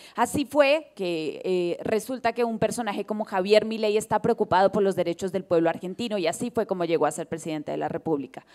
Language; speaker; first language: Spanish; native; Spanish